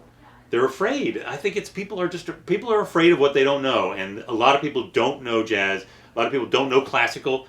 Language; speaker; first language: English; native; English